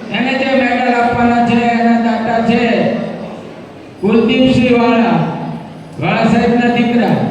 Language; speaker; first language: Gujarati; native; Gujarati